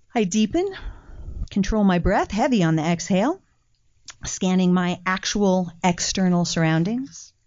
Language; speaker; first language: English; native; English